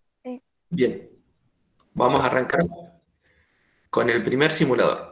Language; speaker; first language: Spanish; native; Spanish